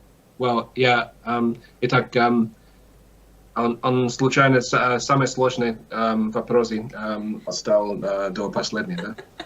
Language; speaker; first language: Russian; non-native, learner; English